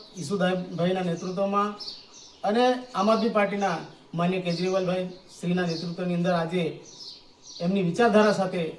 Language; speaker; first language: Gujarati; native; Gujarati